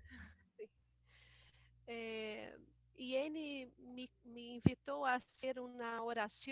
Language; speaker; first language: Spanish; non-native, learner; Portuguese